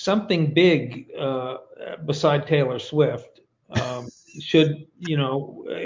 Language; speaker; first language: English; native; English